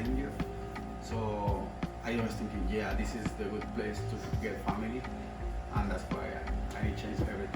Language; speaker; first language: English; non-native, learner; Spanish